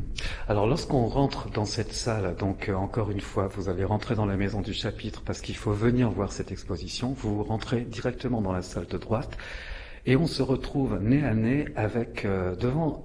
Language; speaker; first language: French; native; French